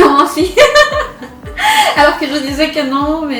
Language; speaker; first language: French; non-native, fluent; Spanish